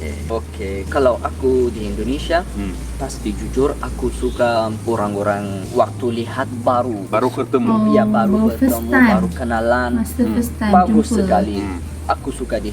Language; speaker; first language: Indonesian; non-native, learner; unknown